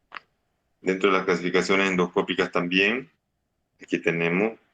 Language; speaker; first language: Spanish; native; Spanish